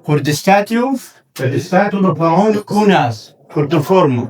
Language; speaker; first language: Dutch; non-native, learner; Arabic